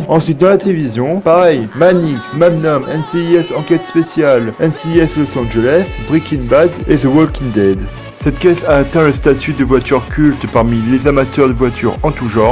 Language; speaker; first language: French; native; French